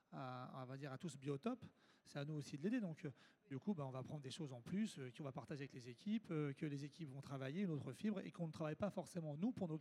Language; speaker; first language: French; native; French